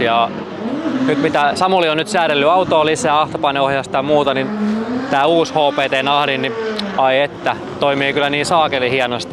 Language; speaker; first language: Finnish; native; Finnish